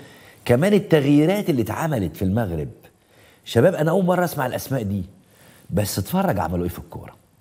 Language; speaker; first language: Arabic; native; Arabic